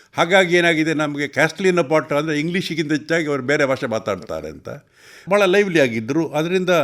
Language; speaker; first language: Kannada; non-native, local second language; Tulu